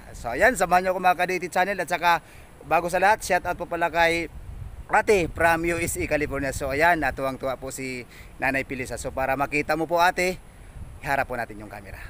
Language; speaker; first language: Filipino; non-native, local second language; Waray